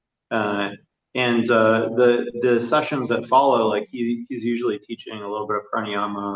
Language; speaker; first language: English; native; English